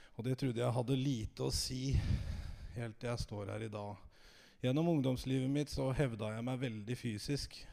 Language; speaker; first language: Norwegian; native; Norwegian